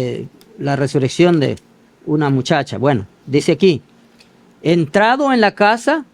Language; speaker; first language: Spanish; native; Spanish